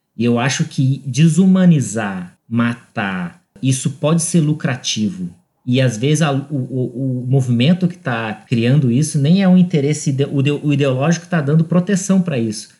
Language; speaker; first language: Portuguese; native; Portuguese